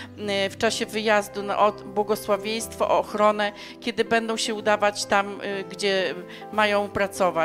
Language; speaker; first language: Polish; native; Polish